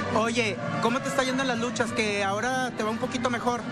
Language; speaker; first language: Spanish; native; Spanish